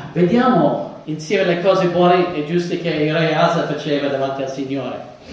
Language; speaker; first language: Italian; non-native, fluent; English